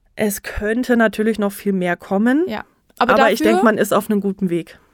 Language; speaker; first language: German; native; German